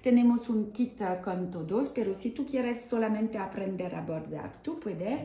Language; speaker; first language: Spanish; non-native, learner; French